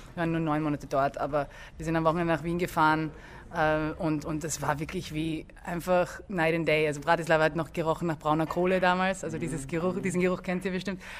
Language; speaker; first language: German; early bilingual, other home language; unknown